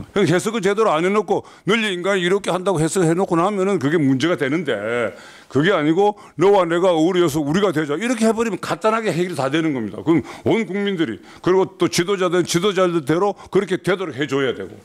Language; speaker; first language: Korean; native; Korean